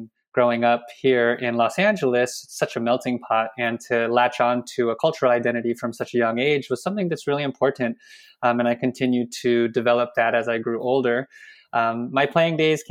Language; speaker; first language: English; native; English